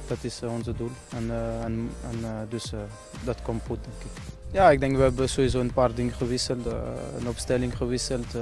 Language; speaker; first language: Dutch; non-native, fluent; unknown